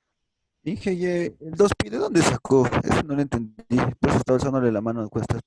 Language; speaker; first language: Spanish; native; Spanish